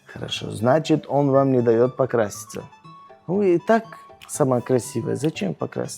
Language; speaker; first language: Russian; non-native, local second language; Tajik